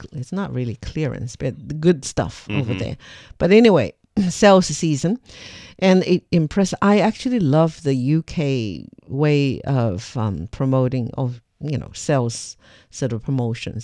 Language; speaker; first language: English; non-native, fluent; Chinese